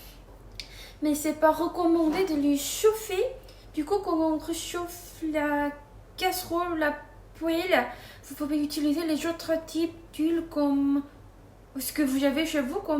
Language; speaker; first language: French; non-native, fluent; Korean